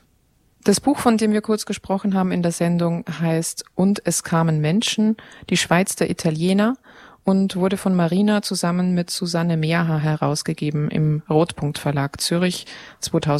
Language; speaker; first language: German; native; German